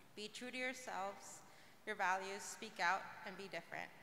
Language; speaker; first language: English; early bilingual, other home language; Spanish